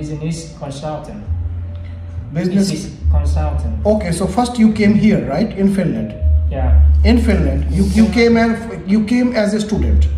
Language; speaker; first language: English; non-native, local second language; Hindi